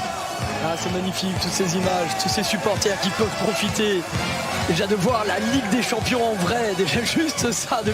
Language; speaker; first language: French; native; French